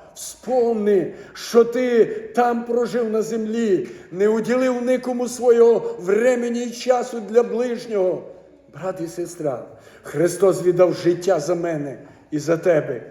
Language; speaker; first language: Ukrainian; native; Ukrainian